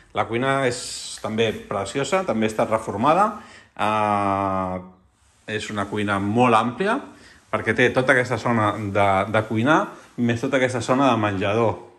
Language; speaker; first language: Catalan; non-native, local second language; Spanish